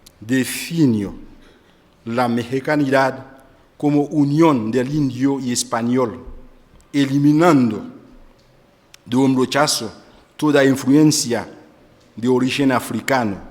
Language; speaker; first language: Spanish; non-native, fluent; Haitian Creole